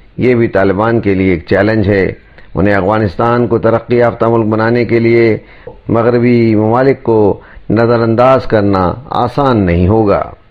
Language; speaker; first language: Urdu; native; Urdu